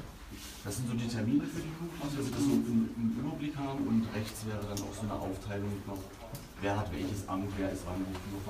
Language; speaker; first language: German; native; German